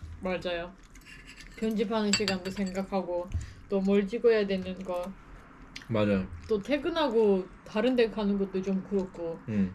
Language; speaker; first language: Korean; non-native, learner; Turkish